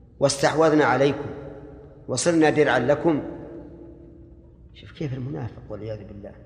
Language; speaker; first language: Arabic; native; Arabic